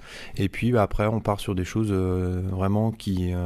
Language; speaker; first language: French; native; French